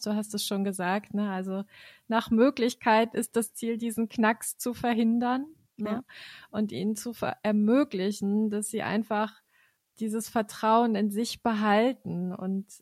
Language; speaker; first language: German; native; German